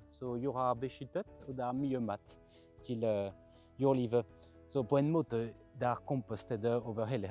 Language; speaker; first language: Norwegian; non-native, fluent; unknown